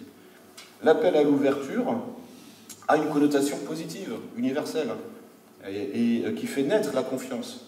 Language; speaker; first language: French; native; French